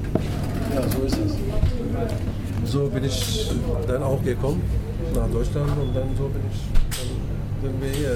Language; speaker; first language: German; non-native, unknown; Turkish